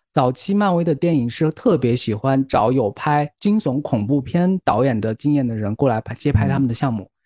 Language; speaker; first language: Chinese; native; Chinese